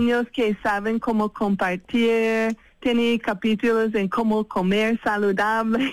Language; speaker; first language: Spanish; non-native, fluent; English